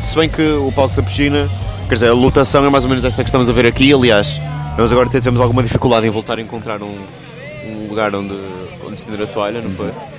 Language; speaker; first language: Portuguese; native; Portuguese